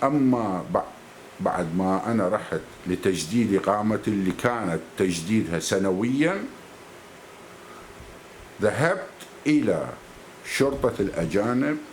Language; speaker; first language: Arabic; native; Arabic